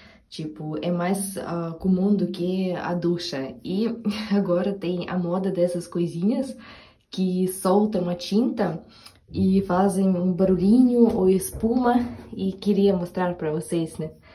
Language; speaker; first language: Portuguese; non-native, fluent; Russian